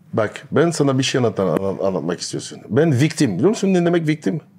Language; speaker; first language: Turkish; non-native, learner; French